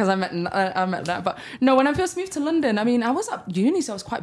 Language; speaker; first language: English; native; English